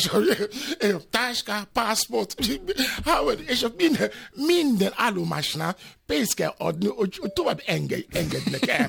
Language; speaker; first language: Hungarian; non-native, fluent; Yoruba